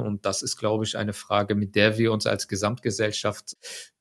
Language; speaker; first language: German; early bilingual, other home language; Turkish